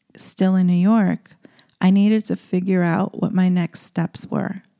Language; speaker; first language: English; native; English